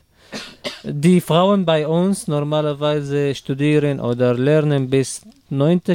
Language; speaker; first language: German; non-native, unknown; Arabic